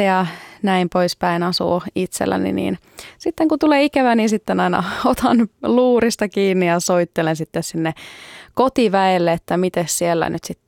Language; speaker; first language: Finnish; native; Finnish